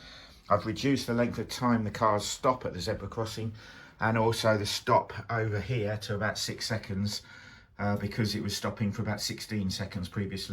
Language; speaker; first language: English; native; English